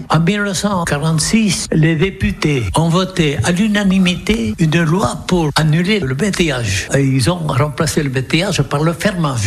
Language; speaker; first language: French; non-native, local second language; Occitan